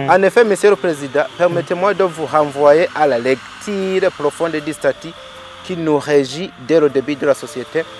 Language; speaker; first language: French; non-native, local second language; Rundi